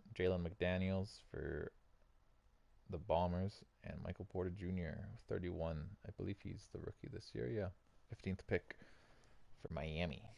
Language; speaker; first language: English; native; English